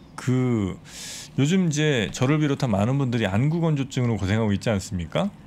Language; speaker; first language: Korean; native; Korean